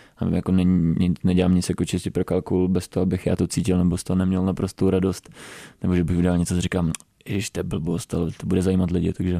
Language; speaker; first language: Czech; early bilingual, other home language; Romanian